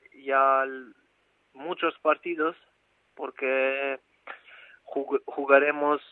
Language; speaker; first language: Spanish; non-native, fluent; Albanian